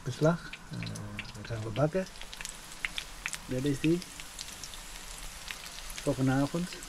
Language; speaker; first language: Dutch; non-native, learner; Khmer